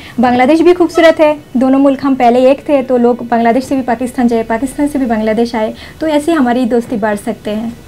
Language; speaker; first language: Urdu; non-native, fluent; Bangla